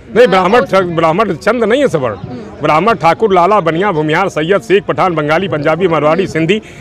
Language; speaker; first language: Hindi; native; Hindi